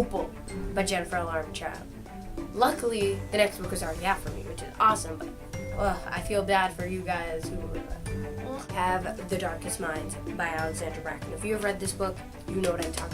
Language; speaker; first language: English; native; English